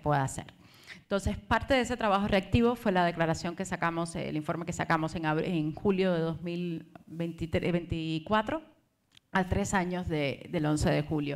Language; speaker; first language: Spanish; native; Spanish